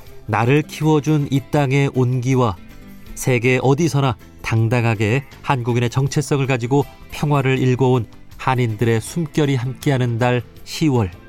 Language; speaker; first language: Korean; native; Korean